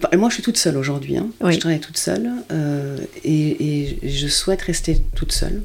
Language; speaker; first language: French; native; French